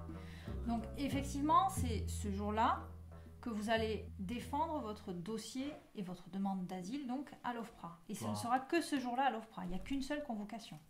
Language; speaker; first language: French; native; French